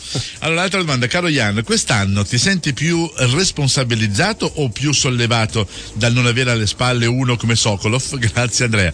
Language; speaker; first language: Italian; native; Italian